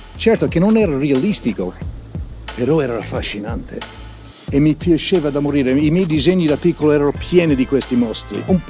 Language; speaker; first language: Italian; non-native, fluent; English